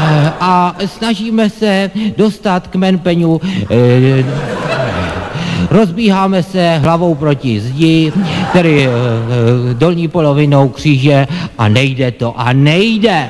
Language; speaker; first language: Czech; native; Czech